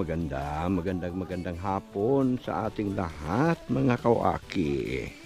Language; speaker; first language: Filipino; non-native, local second language; Hiligaynon